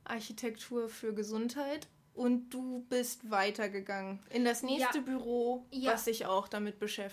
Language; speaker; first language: German; native; German